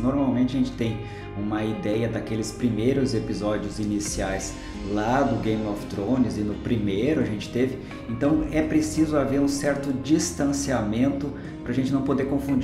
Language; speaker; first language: Portuguese; native; Portuguese